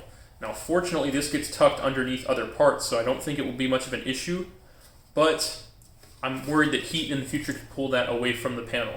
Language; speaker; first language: English; native; English